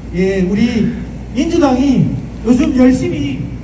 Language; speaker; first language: Korean; native; Korean